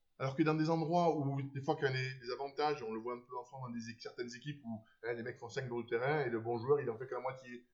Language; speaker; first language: French; native; French